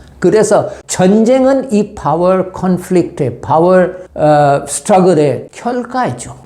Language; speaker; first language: Korean; non-native, fluent; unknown